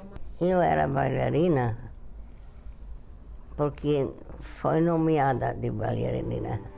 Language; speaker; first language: Portuguese; non-native, fluent; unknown